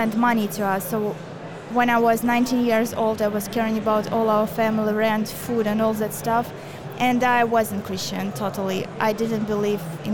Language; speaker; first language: English; non-native, fluent; Ukrainian